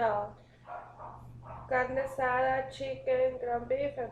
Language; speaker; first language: English; non-native, learner; Spanish